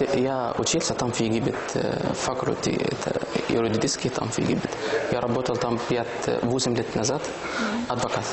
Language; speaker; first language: Russian; non-native, learner; Arabic